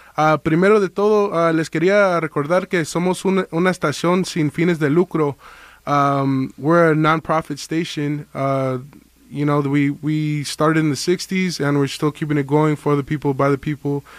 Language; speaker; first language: English; native; English